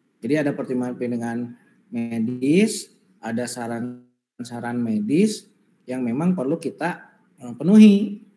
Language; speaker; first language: Indonesian; native; Indonesian